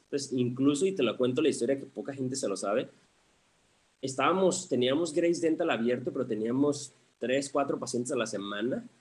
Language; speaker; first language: Spanish; early bilingual, heritage; Spanish